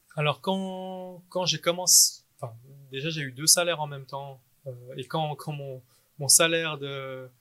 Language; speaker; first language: French; native; French